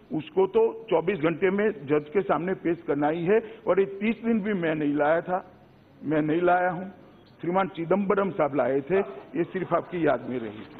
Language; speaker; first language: Hindi; non-native, local second language; Gujarati